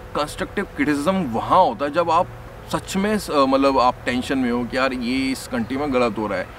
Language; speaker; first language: Hindi; native; Hindi